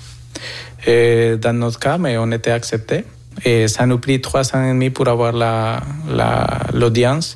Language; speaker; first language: French; non-native, fluent; Spanish